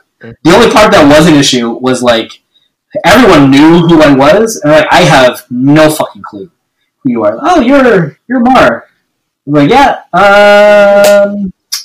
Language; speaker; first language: English; native; English